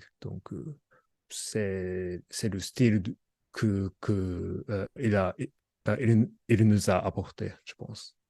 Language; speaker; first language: French; non-native, learner; Japanese